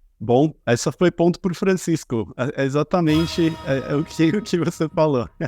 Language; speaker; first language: Portuguese; native; Portuguese